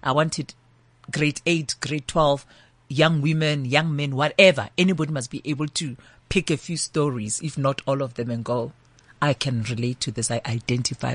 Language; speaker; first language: English; non-native, local second language; Northern Sotho